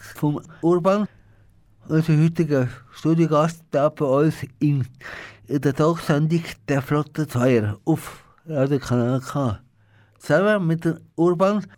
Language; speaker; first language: German; native; German